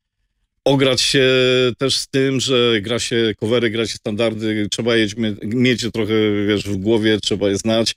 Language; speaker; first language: Polish; native; Polish